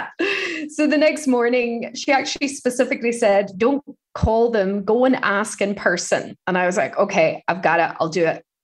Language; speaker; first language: English; native; English